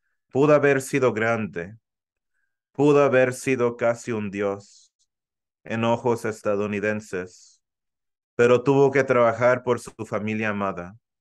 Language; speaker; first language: Spanish; early bilingual, heritage; Spanish